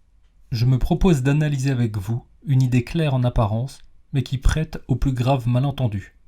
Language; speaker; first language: French; native; French